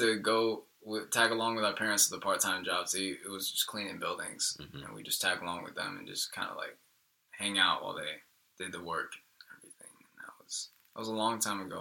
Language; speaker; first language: English; early bilingual, other home language; Spanish